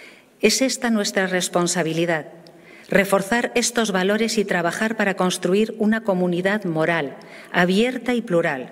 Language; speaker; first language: Spanish; native; Spanish